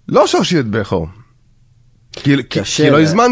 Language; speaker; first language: Hebrew; native; Hebrew